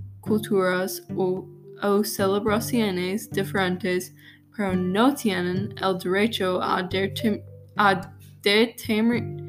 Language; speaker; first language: Spanish; non-native, learner; English